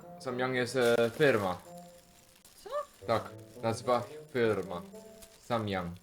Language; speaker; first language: Polish; non-native, learner; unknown